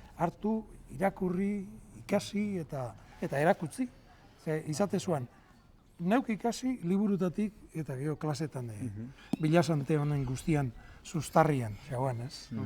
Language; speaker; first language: Basque; native; Basque